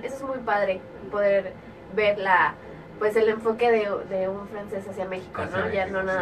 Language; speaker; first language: Spanish; native; Spanish